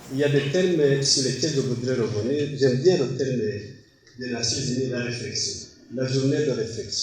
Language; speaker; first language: French; non-native, local second language; Kinyarwanda